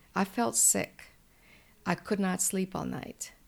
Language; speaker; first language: English; early bilingual, other home language; Spanish